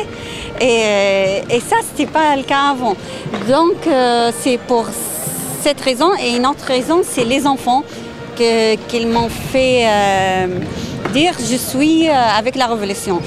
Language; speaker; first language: French; non-native, fluent; Arabic